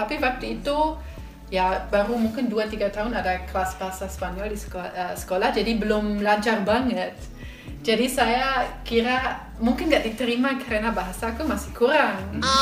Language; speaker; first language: Indonesian; non-native, fluent; German